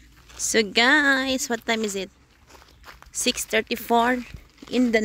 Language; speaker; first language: English; non-native, learner; Filipino